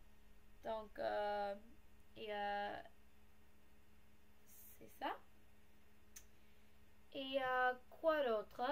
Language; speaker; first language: French; non-native, learner; English